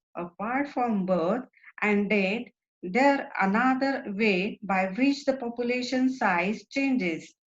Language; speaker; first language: English; non-native, local second language; Marathi